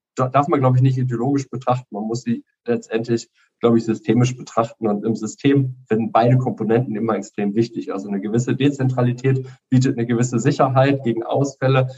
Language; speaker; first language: German; native; German